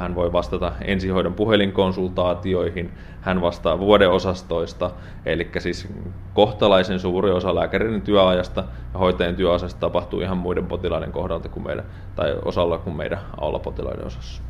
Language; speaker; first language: Finnish; native; Finnish